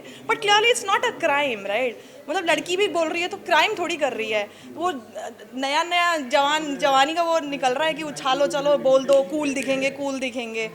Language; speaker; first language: Hindi; native; Hindi